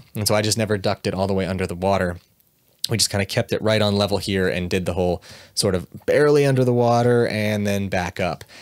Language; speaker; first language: English; native; English